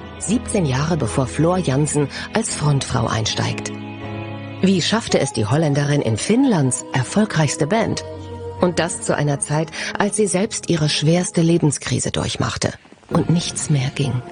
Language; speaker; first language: German; native; German